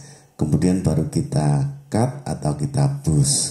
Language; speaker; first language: Indonesian; native; Indonesian